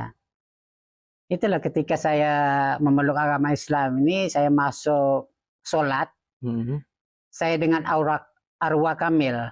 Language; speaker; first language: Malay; non-native, fluent; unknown